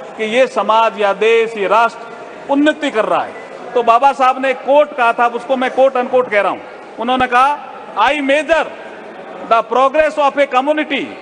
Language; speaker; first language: Hindi; native; Hindi